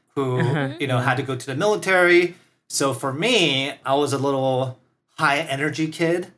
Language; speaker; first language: English; early bilingual, other home language; Korean